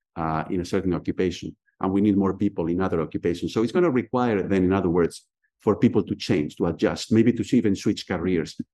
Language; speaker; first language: English; non-native, fluent; Spanish